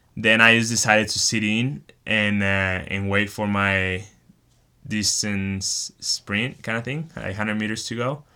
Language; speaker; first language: English; non-native, fluent; Spanish